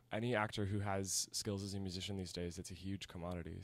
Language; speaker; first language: English; native; English